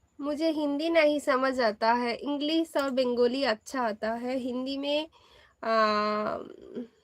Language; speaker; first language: Hindi; non-native, learner; Bangla